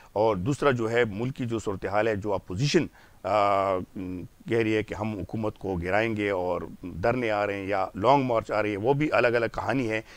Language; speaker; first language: Urdu; non-native, local second language; Pashto